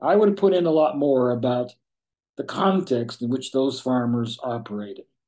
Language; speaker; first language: English; native; English